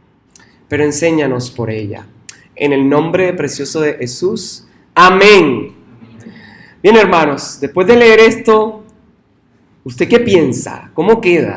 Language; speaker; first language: Spanish; native; Spanish